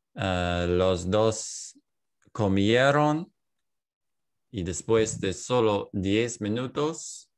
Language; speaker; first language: Spanish; non-native, learner; English